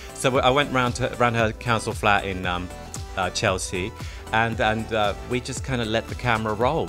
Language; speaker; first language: English; non-native, fluent; Swedish